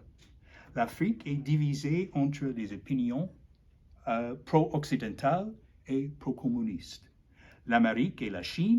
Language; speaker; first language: French; non-native, learner; English